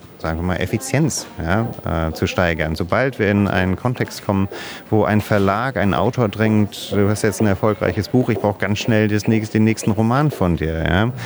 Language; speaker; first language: German; non-native, fluent; English